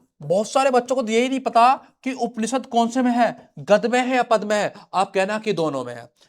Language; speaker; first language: Hindi; native; Hindi